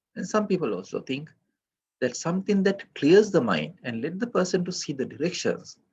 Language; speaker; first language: English; non-native, local second language; Sinhala